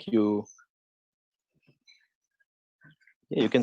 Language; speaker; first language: English; non-native, fluent; French